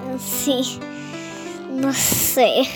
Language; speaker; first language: Spanish; early bilingual, heritage; Spanish